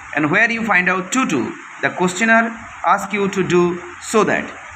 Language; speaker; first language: English; non-native, local second language; Bangla